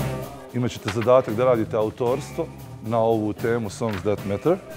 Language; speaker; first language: Bosnian; native; Bosnian